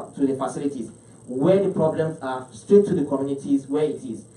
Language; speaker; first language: English; non-native, local second language; Hausa